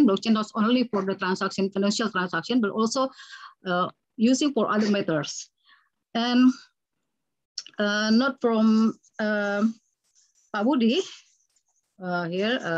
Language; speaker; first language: English; non-native, fluent; Indonesian